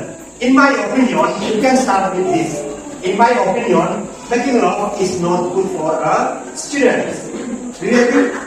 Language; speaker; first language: English; non-native, learner; Indonesian